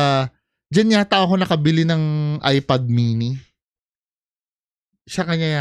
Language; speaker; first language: Filipino; native; Filipino